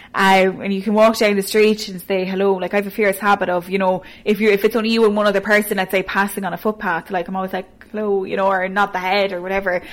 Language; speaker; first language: English; native; English